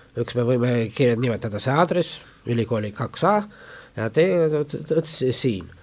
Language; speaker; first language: Estonian; non-native, local second language; Russian